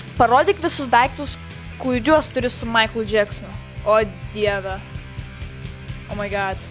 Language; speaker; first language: Lithuanian; native; Lithuanian